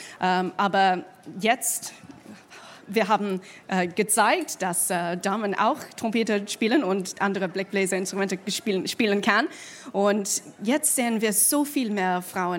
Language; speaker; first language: German; non-native, learner; English